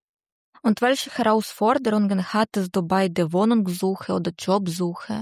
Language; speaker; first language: German; native; German